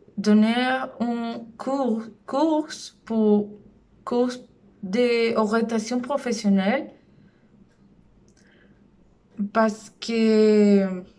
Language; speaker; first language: French; non-native, learner; Spanish